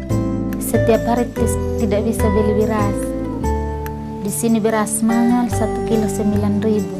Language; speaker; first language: Indonesian; non-native, local second language; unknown